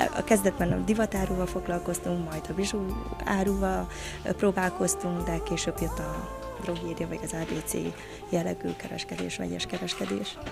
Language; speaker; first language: Hungarian; early bilingual, other home language; Vietnamese